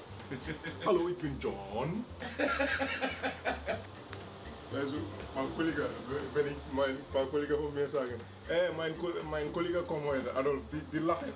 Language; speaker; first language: German; non-native, learner; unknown